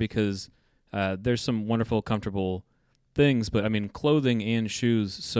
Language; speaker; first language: English; native; English